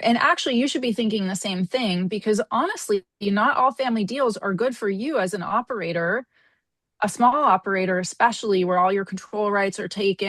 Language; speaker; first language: English; native; English